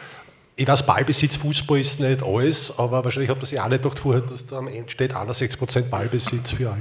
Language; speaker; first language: German; native; German